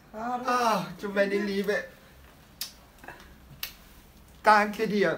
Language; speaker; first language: German; native; German